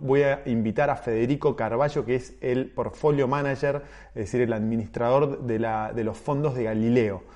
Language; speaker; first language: Spanish; native; Spanish